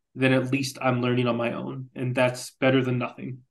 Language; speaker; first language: English; native; English